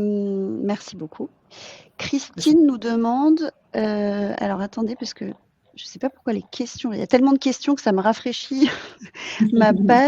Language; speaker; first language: French; native; French